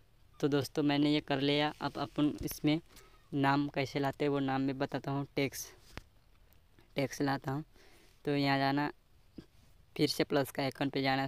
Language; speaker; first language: Hindi; native; Hindi